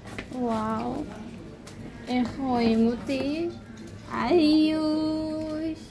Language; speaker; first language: Hebrew; early bilingual, other home language; Russian